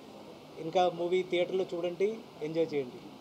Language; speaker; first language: Telugu; non-native, fluent; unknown